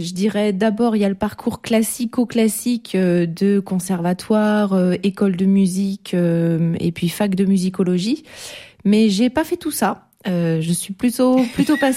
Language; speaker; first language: French; native; French